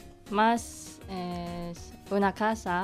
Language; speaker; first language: Catalan; non-native, learner; Indonesian